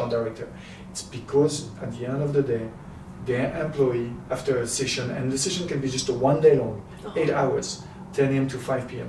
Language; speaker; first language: English; non-native, fluent; French